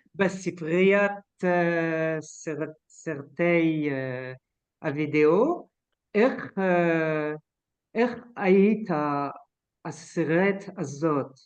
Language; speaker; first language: Hebrew; non-native, learner; French